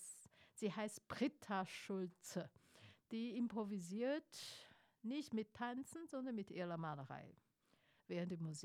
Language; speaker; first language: German; non-native, fluent; Chinese